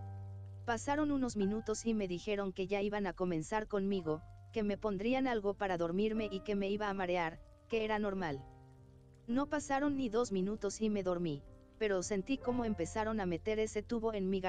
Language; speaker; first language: Spanish; native; Spanish